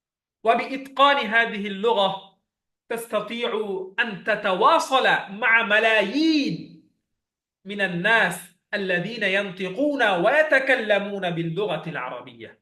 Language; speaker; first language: Arabic; non-native, fluent; Bangla